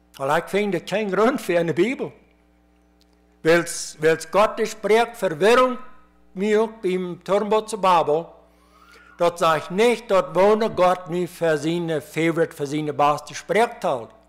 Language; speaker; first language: German; early bilingual, heritage; Plautdietsch